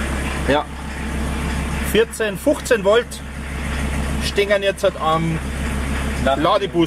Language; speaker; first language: German; native; German